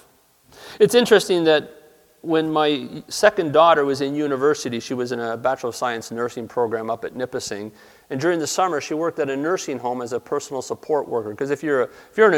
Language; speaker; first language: English; native; English